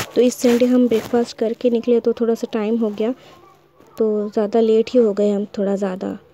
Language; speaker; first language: Hindi; non-native, local second language; Urdu